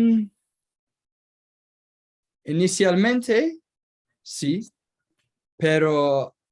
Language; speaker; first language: Spanish; non-native, learner; Kurdish